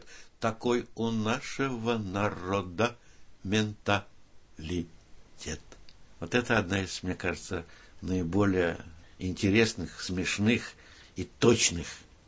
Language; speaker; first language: Russian; native; Russian